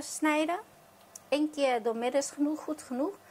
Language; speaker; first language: Dutch; non-native, fluent; Chinese